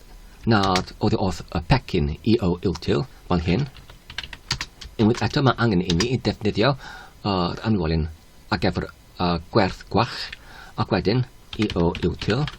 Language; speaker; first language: Welsh; non-native, learner; Polish